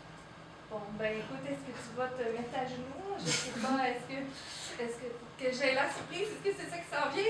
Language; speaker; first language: French; native; French